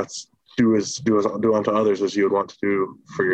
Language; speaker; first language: English; native; English